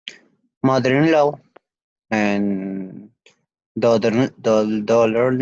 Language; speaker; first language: English; non-native, learner; Spanish